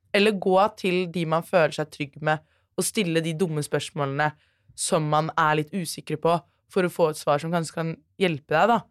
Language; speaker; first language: Norwegian; native; Norwegian